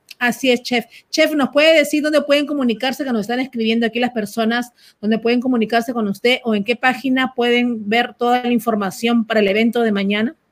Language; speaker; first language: Spanish; native; Spanish